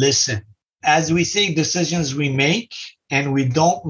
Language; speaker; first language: English; non-native, fluent; Arabic